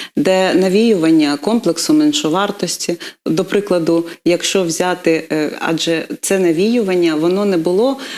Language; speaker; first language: Ukrainian; non-native, local second language; Russian